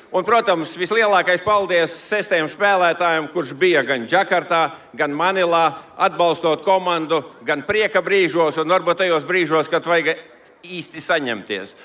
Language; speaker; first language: Latvian; native; Latvian